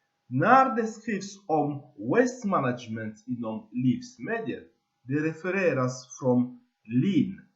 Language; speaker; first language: Swedish; non-native, fluent; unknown